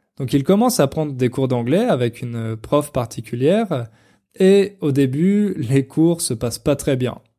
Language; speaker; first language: French; native; French